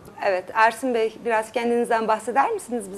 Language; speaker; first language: Turkish; native; Turkish